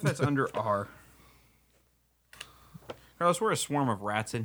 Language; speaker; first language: English; native; English